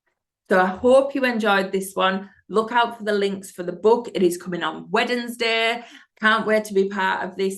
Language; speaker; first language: English; native; English